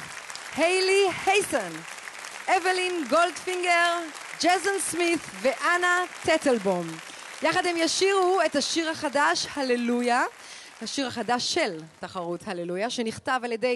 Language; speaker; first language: Hebrew; native; Hebrew